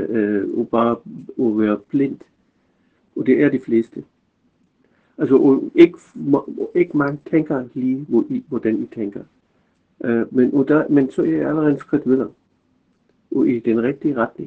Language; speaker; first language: Danish; non-native, fluent; German